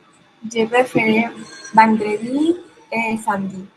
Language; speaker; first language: French; non-native, learner; Spanish